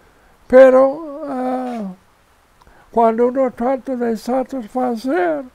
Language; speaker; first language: Spanish; non-native, fluent; English